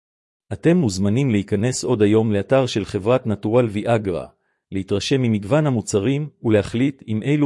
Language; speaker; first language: Hebrew; native; Hebrew